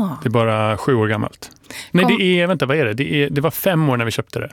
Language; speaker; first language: Swedish; non-native, fluent; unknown